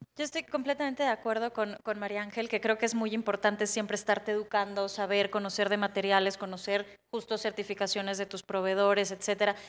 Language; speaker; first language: Spanish; native; Spanish